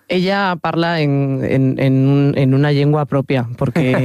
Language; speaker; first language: Catalan; non-native, learner; Spanish